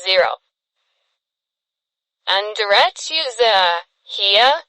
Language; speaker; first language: English; non-native, fluent; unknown